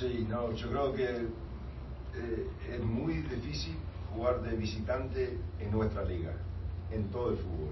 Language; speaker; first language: Spanish; early bilingual, heritage; Spanish